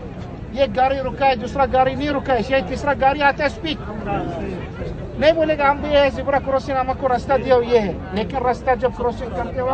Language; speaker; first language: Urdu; non-native, learner; Arabic